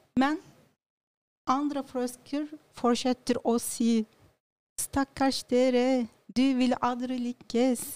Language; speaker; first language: Norwegian; non-native, learner; Turkish